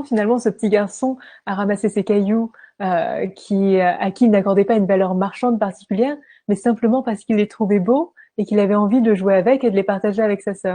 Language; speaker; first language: French; native; French